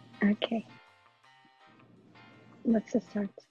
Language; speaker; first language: English; non-native, learner; Arabic